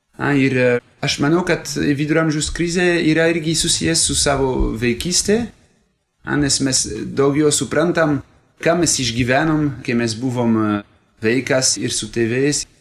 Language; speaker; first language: Lithuanian; non-native, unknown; French